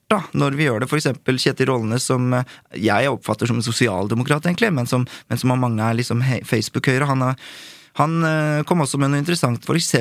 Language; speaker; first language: Norwegian; early bilingual, other home language; Korean